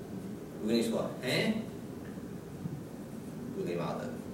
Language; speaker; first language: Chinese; non-native, learner; English